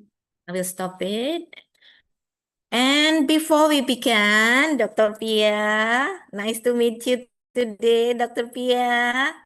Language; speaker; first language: English; non-native, fluent; Indonesian